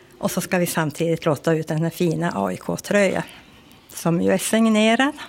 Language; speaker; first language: Swedish; native; Swedish